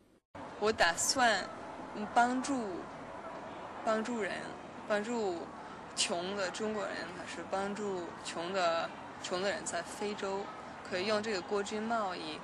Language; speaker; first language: Chinese; non-native, learner; Danish